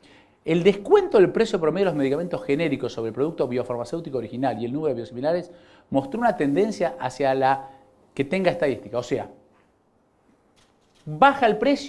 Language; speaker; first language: Spanish; native; Spanish